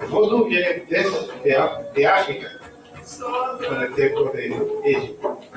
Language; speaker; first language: Spanish; non-native, learner; Haitian Creole